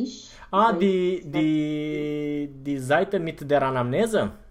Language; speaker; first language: German; non-native, fluent; Romanian